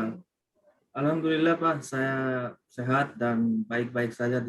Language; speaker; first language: Indonesian; non-native, fluent; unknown